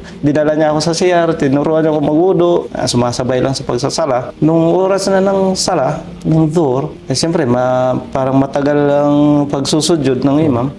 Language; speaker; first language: Filipino; non-native, local second language; Waray